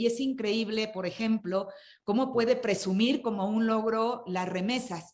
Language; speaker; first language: Spanish; native; Spanish